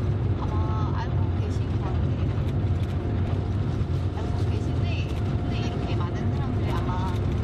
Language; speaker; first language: Korean; non-native, fluent; Khmer